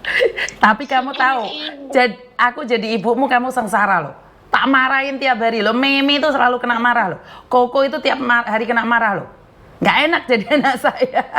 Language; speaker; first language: Indonesian; non-native, local second language; Javanese